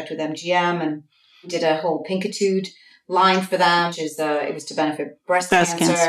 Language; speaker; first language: English; native; English